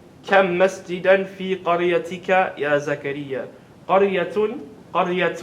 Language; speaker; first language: Arabic; non-native, fluent; English